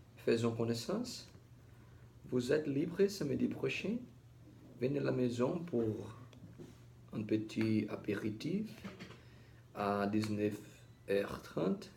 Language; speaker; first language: French; non-native, learner; Portuguese